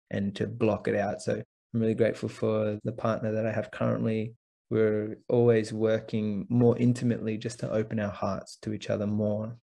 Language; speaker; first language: English; native; English